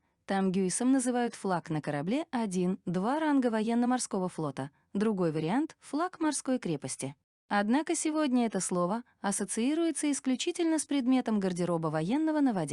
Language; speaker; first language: Russian; native; Russian